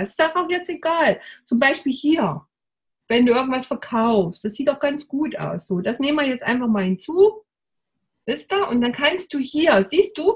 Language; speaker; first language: German; native; German